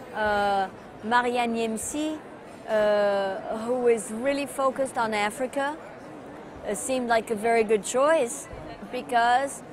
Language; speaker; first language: English; non-native, fluent; Portuguese